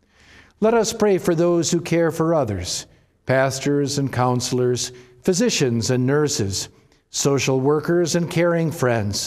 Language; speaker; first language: English; native; English